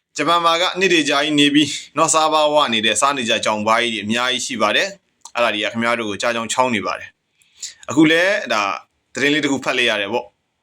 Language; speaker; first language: Burmese; native; Burmese